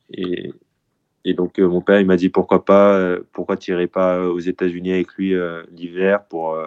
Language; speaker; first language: French; early bilingual, other home language; Korean